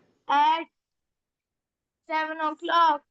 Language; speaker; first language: English; non-native, learner; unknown